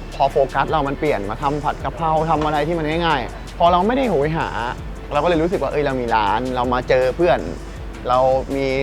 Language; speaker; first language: Thai; native; Thai